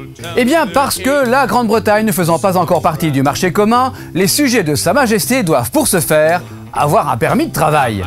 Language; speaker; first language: French; native; French